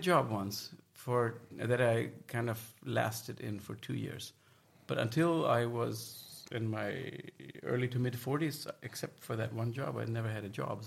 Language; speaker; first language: English; non-native, fluent; German